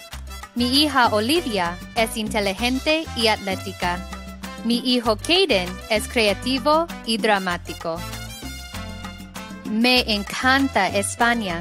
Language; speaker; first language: Spanish; non-native, fluent; English